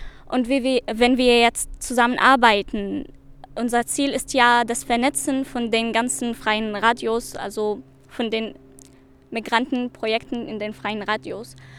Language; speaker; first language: German; non-native, fluent; Arabic